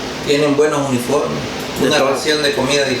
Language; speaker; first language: Spanish; native; Spanish